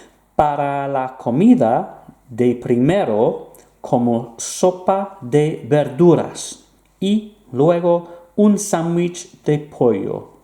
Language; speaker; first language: Spanish; non-native, fluent; English